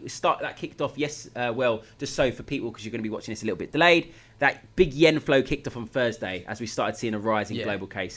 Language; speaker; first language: English; native; English